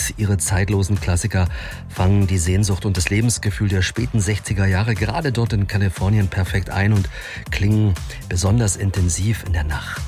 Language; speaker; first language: German; native; German